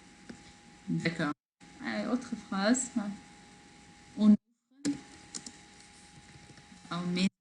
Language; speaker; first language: French; non-native, learner; Arabic